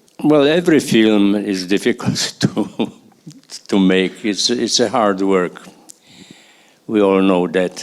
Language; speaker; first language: English; non-native, fluent; Polish